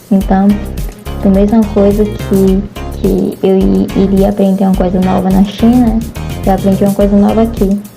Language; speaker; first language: Portuguese; early bilingual, other home language; Chinese